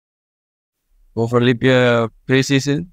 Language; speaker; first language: Dutch; non-native, learner; Indonesian